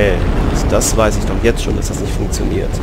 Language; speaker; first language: German; native; German